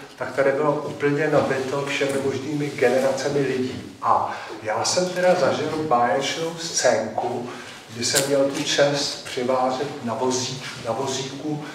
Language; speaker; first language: Czech; native; Czech